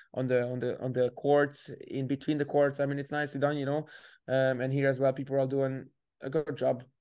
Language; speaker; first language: English; native; English